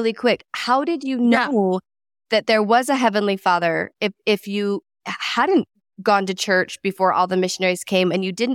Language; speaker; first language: English; native; English